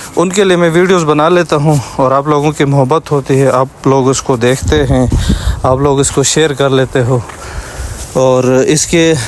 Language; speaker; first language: Urdu; non-native, local second language; Shina